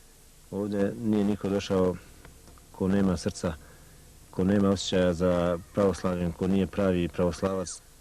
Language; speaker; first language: Bosnian; native; Bosnian